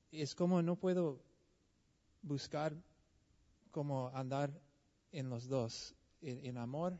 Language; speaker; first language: Spanish; non-native, learner; English